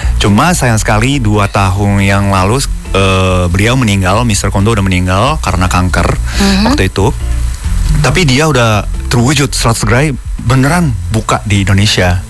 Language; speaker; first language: Indonesian; non-native, fluent; Japanese